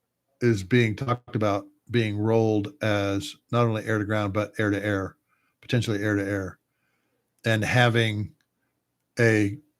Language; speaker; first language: English; native; English